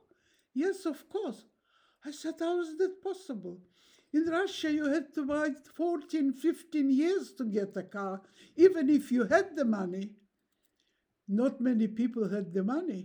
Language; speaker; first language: English; non-native, fluent; Russian